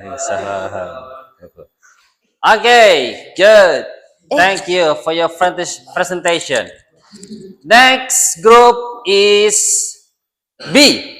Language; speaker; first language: English; non-native, learner; Indonesian